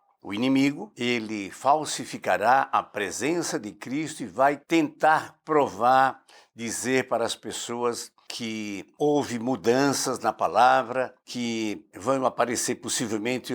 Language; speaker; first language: Portuguese; native; Portuguese